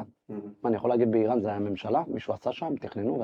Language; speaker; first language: Hebrew; native; Hebrew